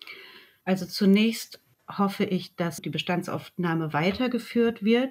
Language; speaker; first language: German; native; German